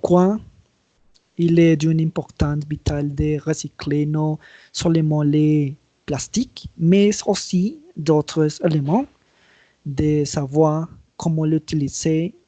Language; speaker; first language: French; non-native, learner; Spanish